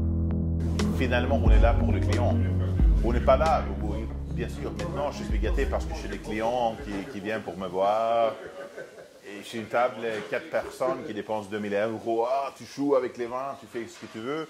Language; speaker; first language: French; non-native, fluent; Swedish